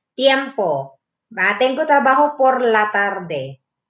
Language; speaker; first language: Spanish; non-native, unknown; Filipino